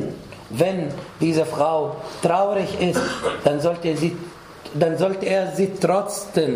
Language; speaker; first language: German; non-native, fluent; Arabic